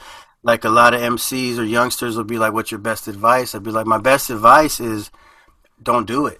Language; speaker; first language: English; early bilingual, other home language; Spanish